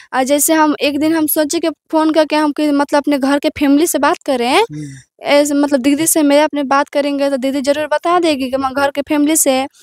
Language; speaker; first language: Hindi; native; Hindi